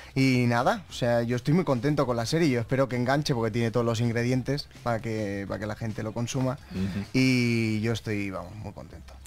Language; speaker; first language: Spanish; native; Spanish